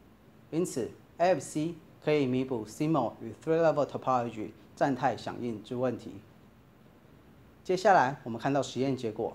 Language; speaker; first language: Chinese; native; Chinese